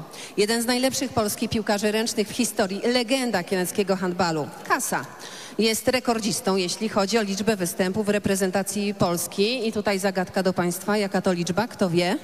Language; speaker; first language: Polish; native; Polish